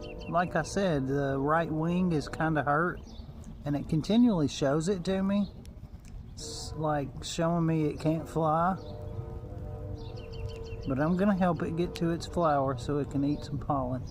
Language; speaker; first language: English; native; English